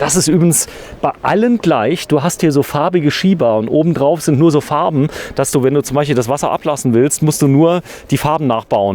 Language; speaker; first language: German; native; German